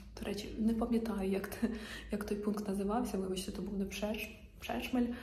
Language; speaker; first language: Ukrainian; native; Ukrainian